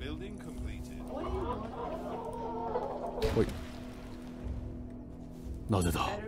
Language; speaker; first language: Japanese; native; Japanese